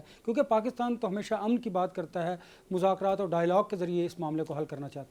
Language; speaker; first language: Urdu; native; Urdu